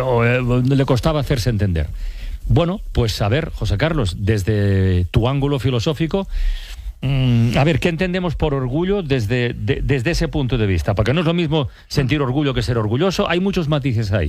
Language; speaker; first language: Spanish; native; Spanish